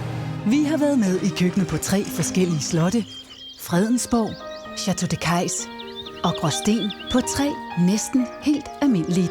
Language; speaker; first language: Danish; native; Danish